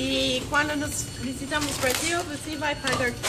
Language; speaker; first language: Portuguese; non-native, fluent; English